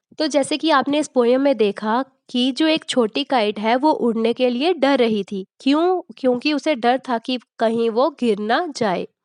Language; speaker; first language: Hindi; native; Hindi